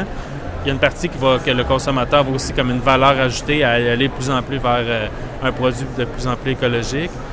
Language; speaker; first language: French; native; French